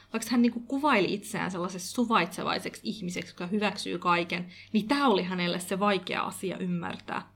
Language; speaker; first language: Finnish; early bilingual, other home language; Kurdish